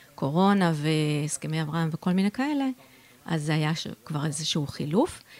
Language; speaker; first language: Hebrew; native; Hebrew